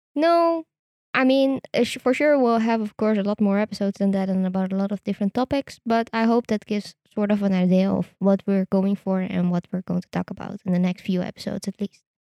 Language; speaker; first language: English; non-native, fluent; Dutch